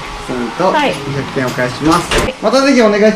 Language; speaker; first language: Japanese; native; Japanese